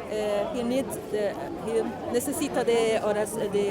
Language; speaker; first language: Spanish; non-native, learner; Portuguese